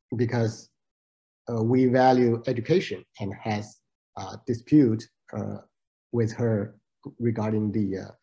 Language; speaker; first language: English; non-native, fluent; Chinese